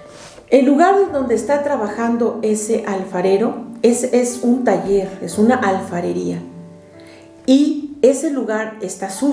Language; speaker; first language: Spanish; native; Spanish